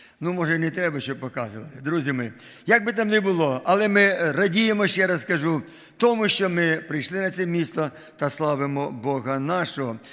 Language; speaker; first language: Ukrainian; non-native, local second language; Russian